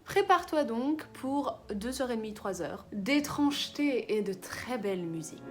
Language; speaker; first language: French; native; French